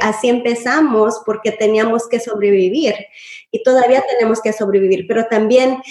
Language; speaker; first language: Spanish; early bilingual, heritage; Spanish